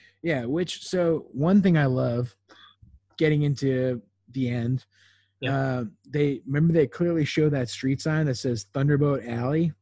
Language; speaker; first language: English; native; English